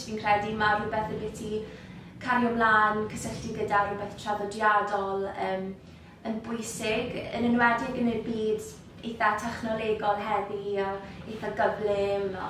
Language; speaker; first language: Welsh; native; Welsh